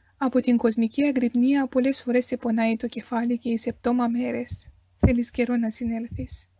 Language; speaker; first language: Greek; non-native, fluent; Romanian